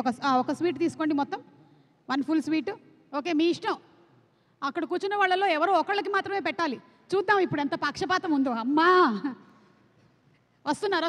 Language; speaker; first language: Telugu; native; Telugu